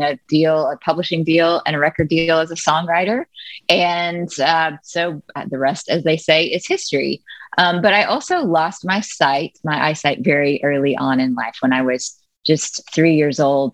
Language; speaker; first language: English; native; English